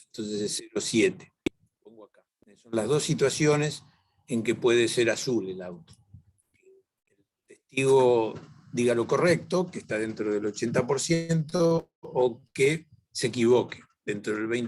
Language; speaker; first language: Spanish; native; Spanish